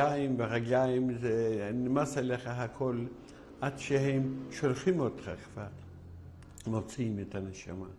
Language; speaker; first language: Hebrew; non-native, fluent; Yiddish